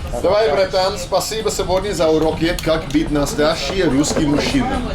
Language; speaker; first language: Russian; non-native, learner; English